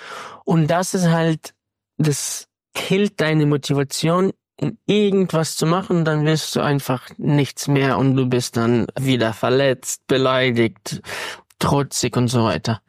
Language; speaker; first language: German; non-native, fluent; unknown